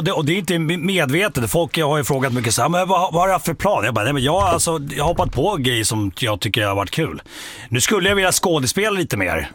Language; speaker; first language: Swedish; native; Swedish